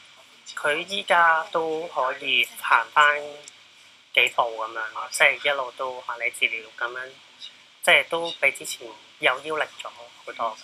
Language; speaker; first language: Cantonese; native; Cantonese